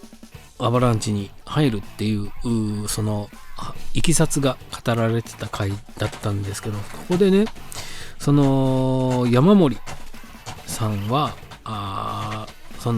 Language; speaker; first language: Japanese; native; Japanese